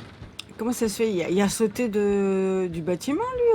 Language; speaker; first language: French; native; French